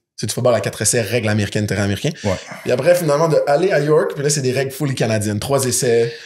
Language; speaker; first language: French; native; French